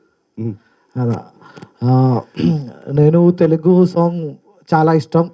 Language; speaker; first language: Telugu; non-native, learner; Malayalam